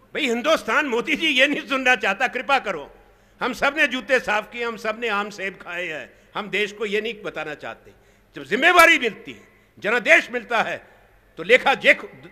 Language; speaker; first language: Hindi; native; Hindi